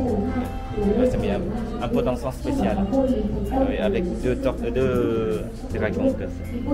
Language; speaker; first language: French; non-native, fluent; Vietnamese